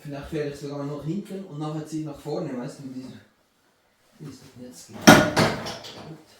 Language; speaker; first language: German; native; German